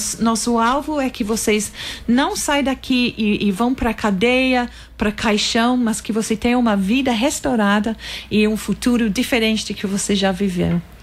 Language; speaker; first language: Portuguese; non-native, fluent; English